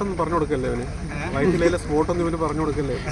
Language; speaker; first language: Malayalam; non-native, learner; Nepali